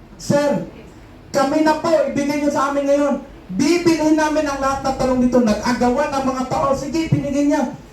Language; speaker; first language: Filipino; non-native, local second language; Cebuano